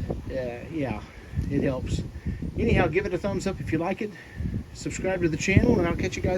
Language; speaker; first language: English; native; English